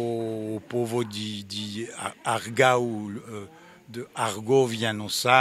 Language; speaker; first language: Portuguese; non-native, fluent; French